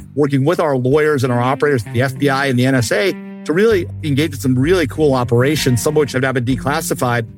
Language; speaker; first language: English; early bilingual, other home language; Hindi